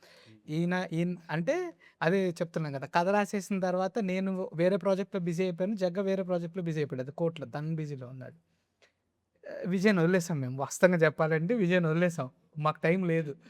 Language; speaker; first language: Telugu; native; Telugu